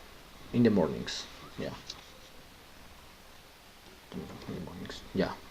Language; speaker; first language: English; non-native, fluent; Spanish